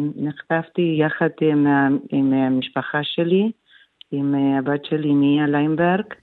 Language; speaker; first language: Hebrew; non-native, fluent; Spanish